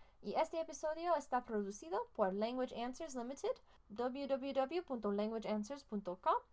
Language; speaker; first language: Spanish; non-native, learner; English